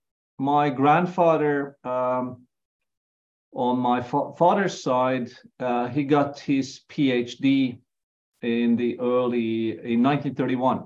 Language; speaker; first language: English; non-native, fluent; Norwegian